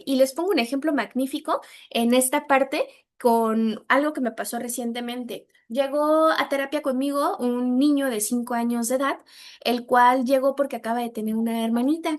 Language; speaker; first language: Spanish; native; Spanish